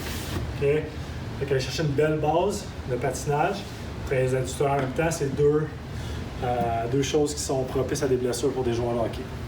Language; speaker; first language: French; native; French